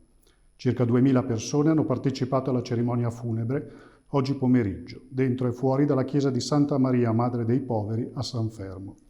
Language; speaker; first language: Italian; native; Italian